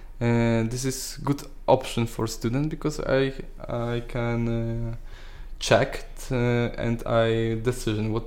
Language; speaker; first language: English; non-native, learner; Polish